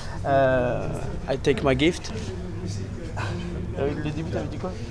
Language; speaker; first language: French; native; French